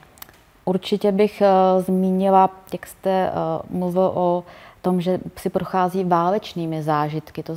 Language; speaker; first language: Czech; native; Czech